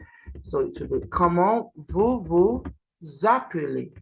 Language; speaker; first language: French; non-native, learner; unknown